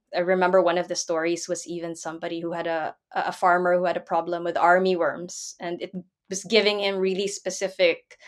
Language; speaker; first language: English; non-native, local second language; Filipino